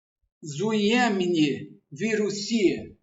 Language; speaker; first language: Russian; non-native, learner; Portuguese